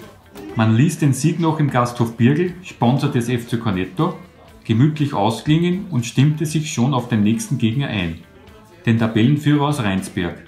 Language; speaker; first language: German; native; German